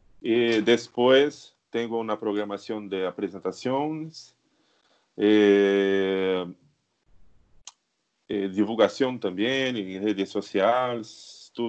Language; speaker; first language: Spanish; non-native, learner; Portuguese